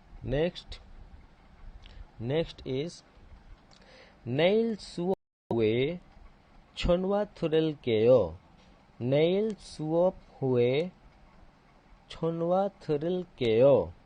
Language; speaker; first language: Korean; non-native, fluent; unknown